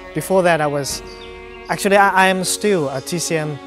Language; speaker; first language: English; non-native, learner; Chinese